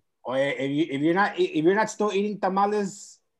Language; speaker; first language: English; early bilingual, other home language; Spanish